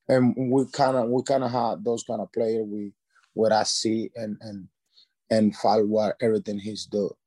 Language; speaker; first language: English; non-native, learner; Spanish